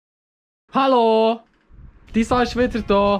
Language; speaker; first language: German; native; German